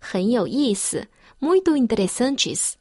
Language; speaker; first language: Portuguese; non-native, fluent; Chinese